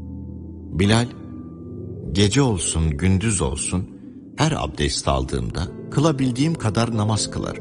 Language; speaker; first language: Turkish; native; Turkish